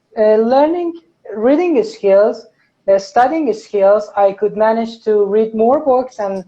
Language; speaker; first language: English; non-native, fluent; Persian